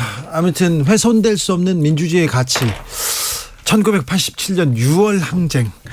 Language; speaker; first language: Korean; native; Korean